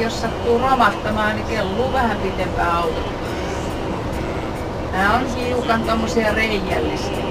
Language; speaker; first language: Finnish; native; Finnish